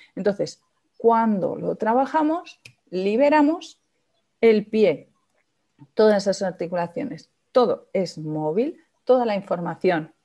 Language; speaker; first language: Spanish; native; Spanish